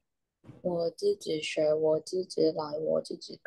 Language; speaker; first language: Chinese; non-native, learner; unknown